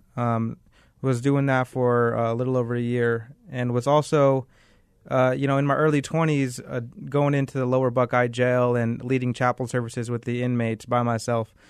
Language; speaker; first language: English; native; English